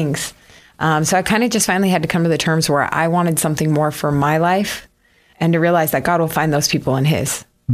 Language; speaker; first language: English; native; English